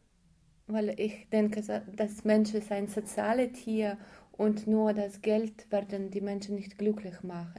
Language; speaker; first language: German; non-native, learner; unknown